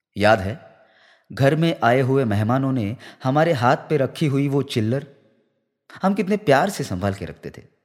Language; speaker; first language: Hindi; non-native, local second language; Marathi